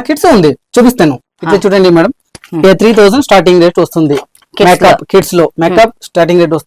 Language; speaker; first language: Telugu; non-native, learner; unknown